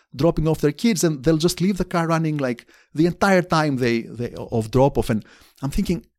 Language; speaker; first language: English; non-native, fluent; Greek